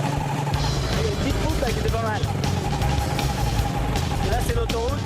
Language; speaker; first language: French; native; French